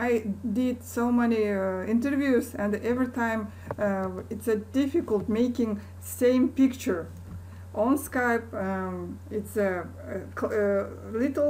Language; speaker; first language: English; non-native, learner; Kazakh